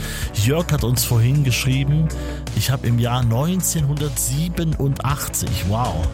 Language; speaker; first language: German; native; German